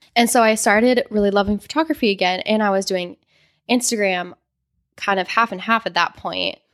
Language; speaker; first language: English; native; English